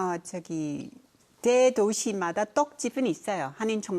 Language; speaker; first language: Korean; non-native, fluent; English